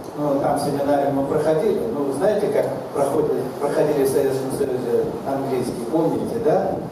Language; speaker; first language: Russian; non-native, local second language; Kazakh